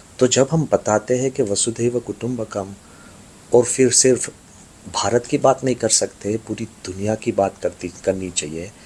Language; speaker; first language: Hindi; non-native, fluent; Gujarati